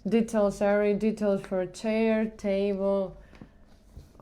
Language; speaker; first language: English; non-native, learner; Ukrainian